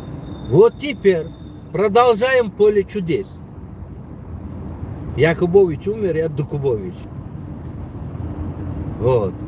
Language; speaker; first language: Russian; non-native, local second language; Tajik